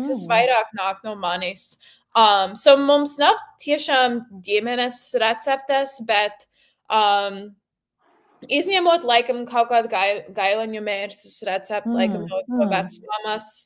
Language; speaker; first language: Latvian; early bilingual, heritage; Latvian